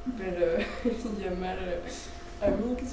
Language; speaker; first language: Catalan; non-native, local second language; Spanish